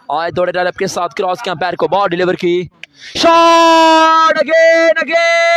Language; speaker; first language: Urdu; non-native, local second language; Punjabi